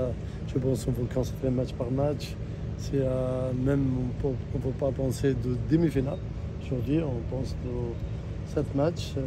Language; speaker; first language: French; non-native, learner; Arabic